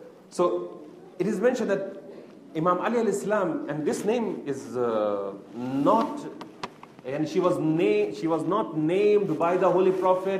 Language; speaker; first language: English; non-native, local second language; Urdu